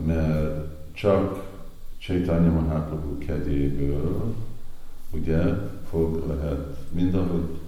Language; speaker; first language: Hungarian; native; Hungarian